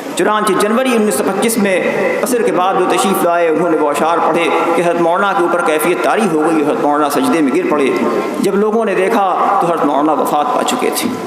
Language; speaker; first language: Urdu; native; Urdu